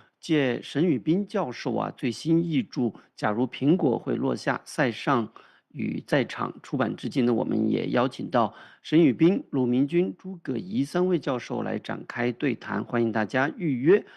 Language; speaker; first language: Chinese; native; Chinese